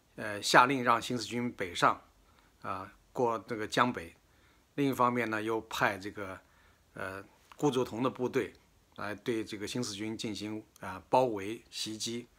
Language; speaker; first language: Chinese; native; Chinese